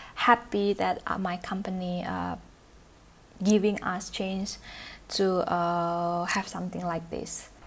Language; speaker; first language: English; non-native, learner; Indonesian